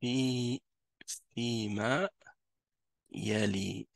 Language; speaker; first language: Arabic; non-native, fluent; French